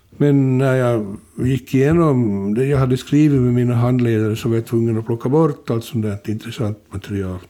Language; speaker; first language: Swedish; native; Swedish